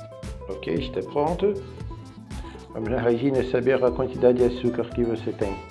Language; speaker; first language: Portuguese; non-native, fluent; French